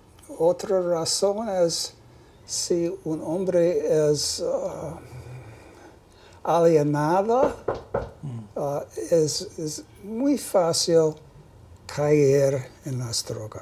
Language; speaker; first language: Spanish; non-native, learner; English